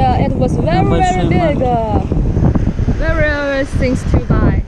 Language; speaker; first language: English; non-native, learner; Chinese